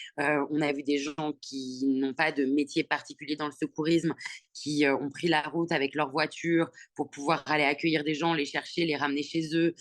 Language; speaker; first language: French; native; French